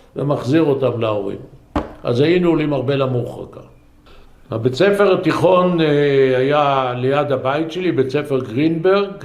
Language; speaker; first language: Hebrew; native; Hebrew